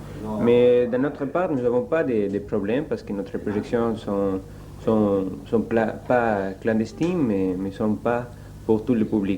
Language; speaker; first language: French; non-native, learner; Spanish